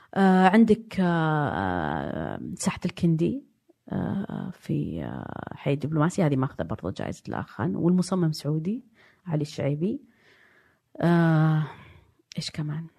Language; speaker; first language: Arabic; native; Arabic